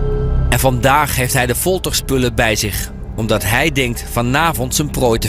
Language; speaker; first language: Dutch; native; Dutch